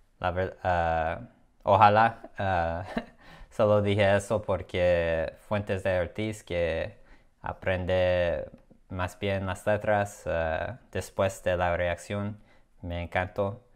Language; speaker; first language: Spanish; non-native, learner; English